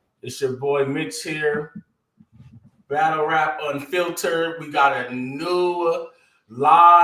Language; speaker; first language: English; native; English